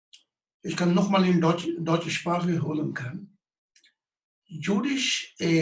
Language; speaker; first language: German; non-native, learner; Urdu